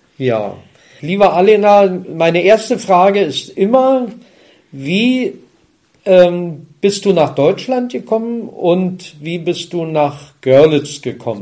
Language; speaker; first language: German; native; German